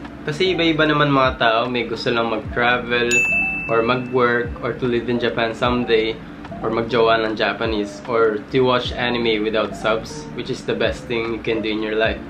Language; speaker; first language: English; non-native, fluent; Filipino